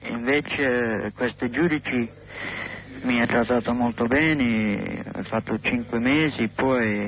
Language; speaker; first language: Italian; non-native, learner; English